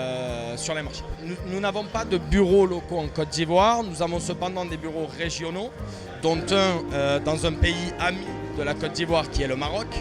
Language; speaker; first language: French; native; French